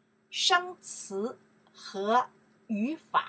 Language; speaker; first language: Chinese; non-native, learner; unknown